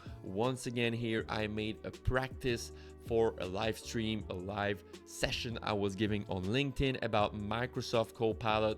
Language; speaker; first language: English; non-native, fluent; French